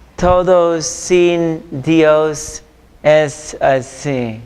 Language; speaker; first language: Spanish; non-native, fluent; English